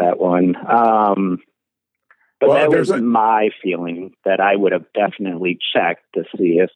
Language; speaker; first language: English; native; English